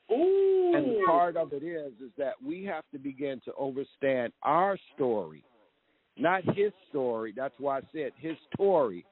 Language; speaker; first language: English; native; English